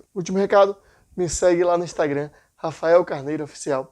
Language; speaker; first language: Portuguese; native; Portuguese